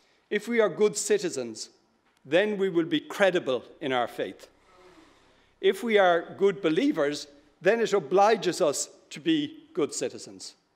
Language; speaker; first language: English; native; English